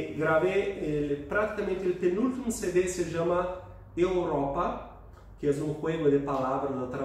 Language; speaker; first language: Spanish; non-native, fluent; Portuguese